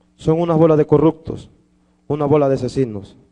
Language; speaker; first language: Spanish; native; Spanish